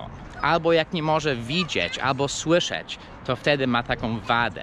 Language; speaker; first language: Polish; early bilingual, heritage; Polish